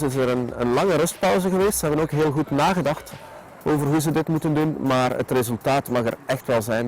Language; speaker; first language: Dutch; native; Dutch